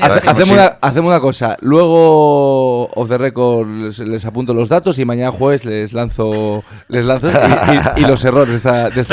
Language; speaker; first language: Spanish; native; Spanish